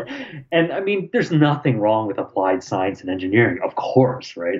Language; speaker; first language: English; native; English